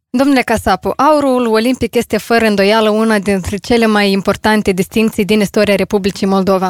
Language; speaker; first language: Romanian; native; Romanian